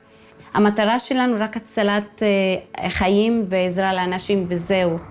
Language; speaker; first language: Hebrew; non-native, local second language; Arabic